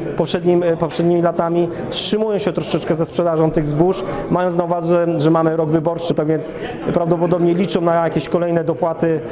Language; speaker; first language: Polish; native; Polish